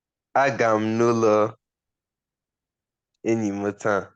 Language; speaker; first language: Igbo; non-native, learner; English